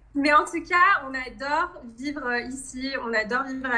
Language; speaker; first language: French; native; French